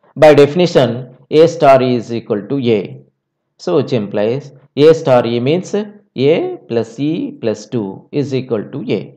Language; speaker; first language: English; non-native, local second language; Telugu